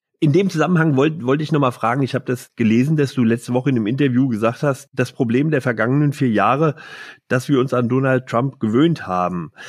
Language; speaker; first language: German; native; German